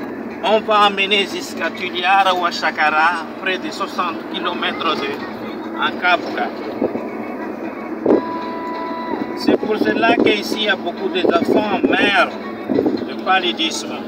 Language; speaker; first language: French; non-native, local second language; Malagasy